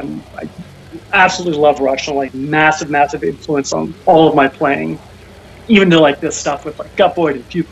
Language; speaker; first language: English; native; English